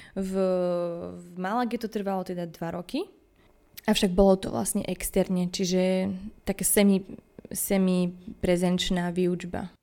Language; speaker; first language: Slovak; native; Slovak